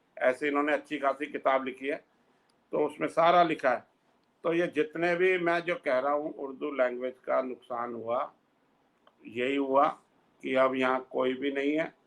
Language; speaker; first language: Hindi; native; Hindi